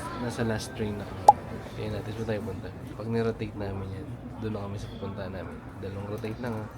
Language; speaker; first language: Filipino; native; Filipino